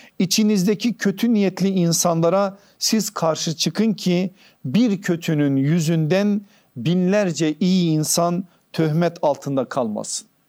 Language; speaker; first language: Turkish; native; Turkish